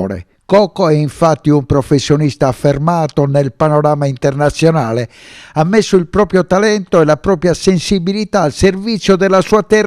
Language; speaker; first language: Italian; native; Italian